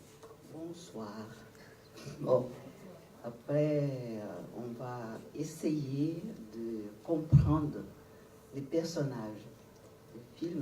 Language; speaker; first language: French; non-native, fluent; Portuguese